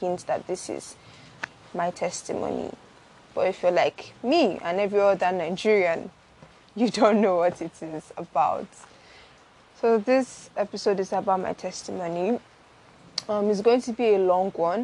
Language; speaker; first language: English; non-native, local second language; Igbo